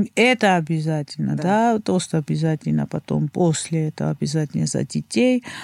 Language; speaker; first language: Russian; non-native, fluent; Georgian